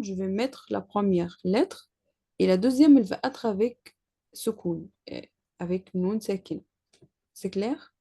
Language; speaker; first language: French; non-native, learner; Arabic